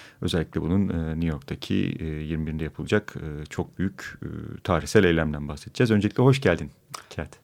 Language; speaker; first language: Turkish; native; Turkish